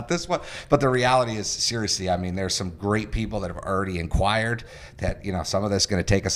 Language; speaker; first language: English; native; English